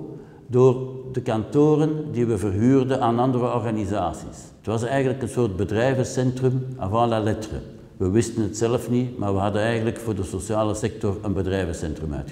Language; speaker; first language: Dutch; native; Dutch